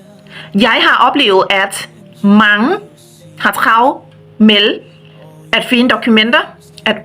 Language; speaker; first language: Danish; non-native, fluent; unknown